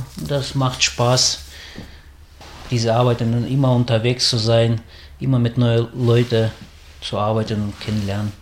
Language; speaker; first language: German; non-native, fluent; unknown